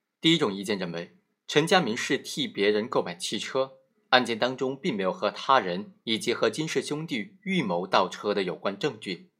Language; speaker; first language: Chinese; native; Chinese